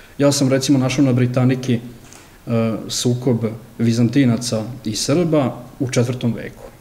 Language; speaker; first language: Serbian; early bilingual, heritage; Serbian